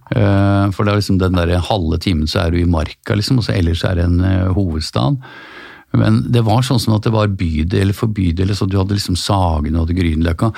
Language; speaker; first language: Norwegian; native; Norwegian